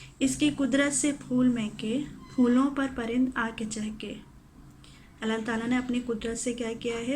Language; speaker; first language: Urdu; native; Urdu